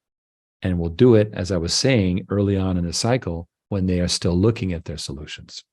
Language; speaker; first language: English; native; English